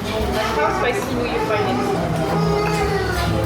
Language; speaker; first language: English; non-native, fluent; French